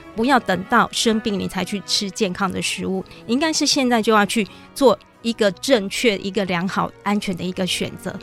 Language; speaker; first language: Chinese; native; Chinese